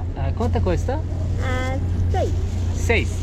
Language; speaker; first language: Spanish; non-native, learner; Turkish